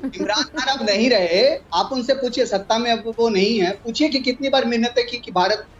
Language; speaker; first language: Hindi; native; Hindi